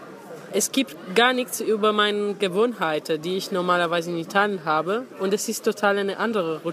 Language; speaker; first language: German; non-native, fluent; Italian